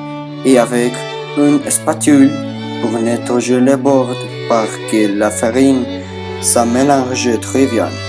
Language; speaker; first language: French; non-native, learner; Spanish